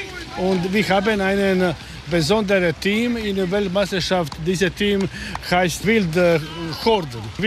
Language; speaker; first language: German; non-native, learner; Croatian